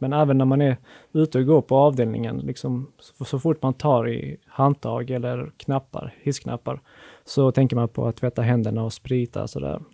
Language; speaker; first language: Swedish; native; Swedish